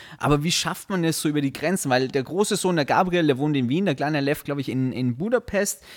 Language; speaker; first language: German; native; German